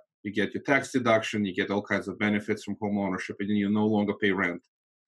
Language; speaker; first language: English; non-native, fluent; Russian